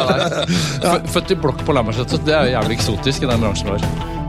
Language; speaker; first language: Norwegian; native; Norwegian